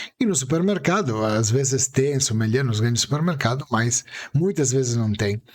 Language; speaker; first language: Portuguese; non-native, fluent; Italian